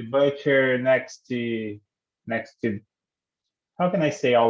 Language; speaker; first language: English; non-native, learner; Portuguese